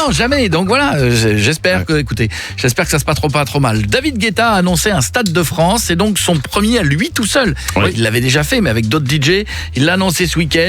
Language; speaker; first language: French; native; French